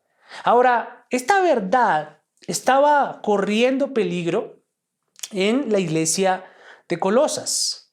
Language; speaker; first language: Spanish; native; Spanish